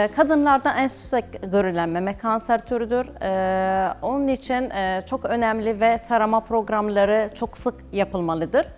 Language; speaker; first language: Turkish; non-native, fluent; Arabic